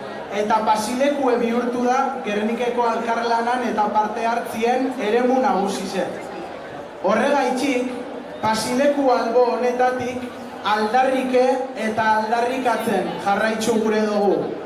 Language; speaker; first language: Basque; native; Basque